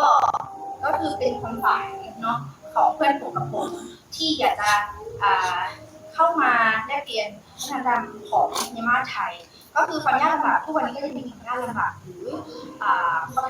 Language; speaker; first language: Thai; non-native, fluent; Burmese